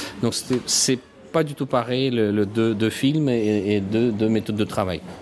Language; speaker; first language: French; non-native, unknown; Russian